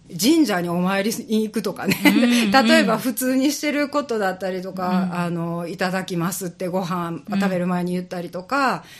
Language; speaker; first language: Japanese; native; Japanese